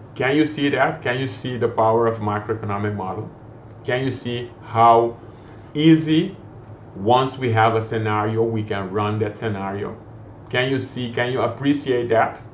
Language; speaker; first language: English; non-native, fluent; Papiamento